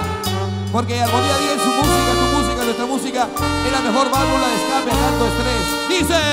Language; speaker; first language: Spanish; native; Spanish